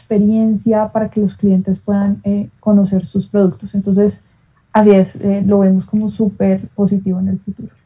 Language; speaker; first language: Spanish; native; Spanish